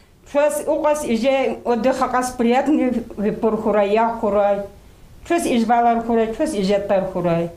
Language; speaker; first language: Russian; non-native, local second language; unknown